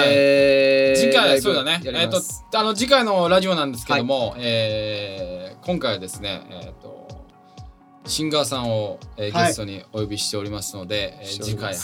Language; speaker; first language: Japanese; native; Japanese